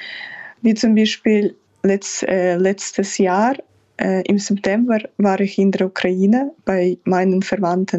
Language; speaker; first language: German; non-native, fluent; Ukrainian